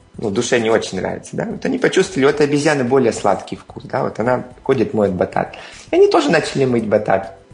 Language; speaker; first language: Russian; native; Russian